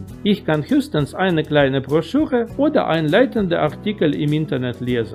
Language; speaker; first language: German; non-native, fluent; Russian